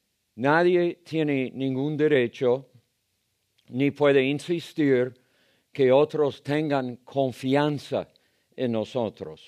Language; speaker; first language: Spanish; non-native, fluent; English